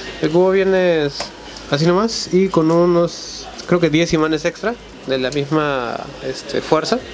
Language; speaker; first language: Spanish; native; Spanish